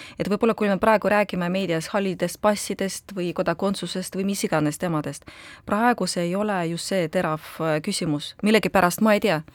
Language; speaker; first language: Estonian; non-native, local second language; Russian